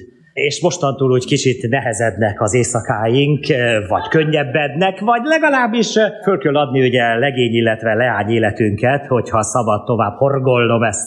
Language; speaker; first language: Hungarian; native; Hungarian